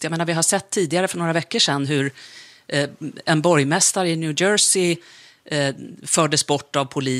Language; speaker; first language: Swedish; native; Swedish